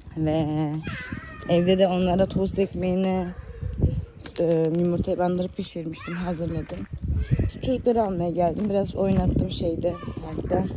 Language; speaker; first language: Turkish; early bilingual, heritage; Turkish